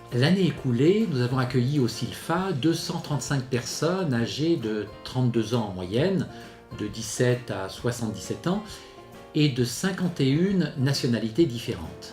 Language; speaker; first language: French; native; French